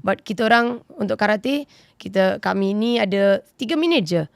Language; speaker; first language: Malay; non-native, local second language; Tamil